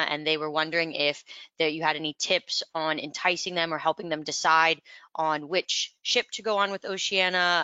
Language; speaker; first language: English; native; English